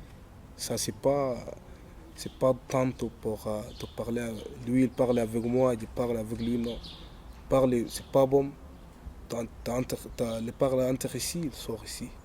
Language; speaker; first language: French; non-native, learner; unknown